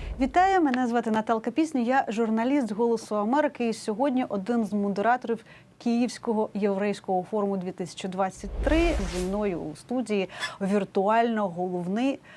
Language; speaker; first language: Ukrainian; native; Ukrainian